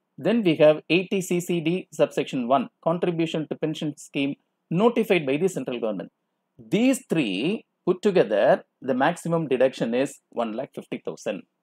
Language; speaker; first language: English; non-native, local second language; Tamil